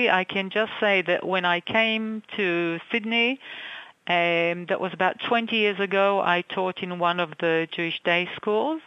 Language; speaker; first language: English; non-native, fluent; Hebrew